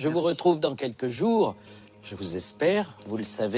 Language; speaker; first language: French; native; French